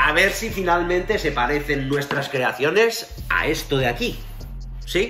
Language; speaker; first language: Spanish; native; Spanish